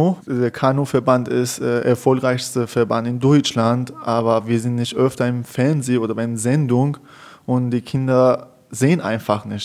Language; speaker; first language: German; non-native, fluent; Persian